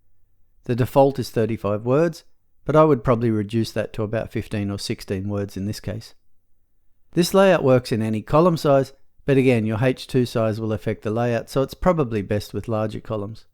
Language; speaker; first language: English; native; English